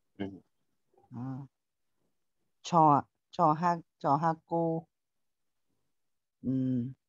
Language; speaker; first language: Korean; non-native, learner; Vietnamese